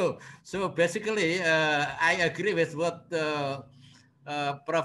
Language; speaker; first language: English; non-native, learner; Indonesian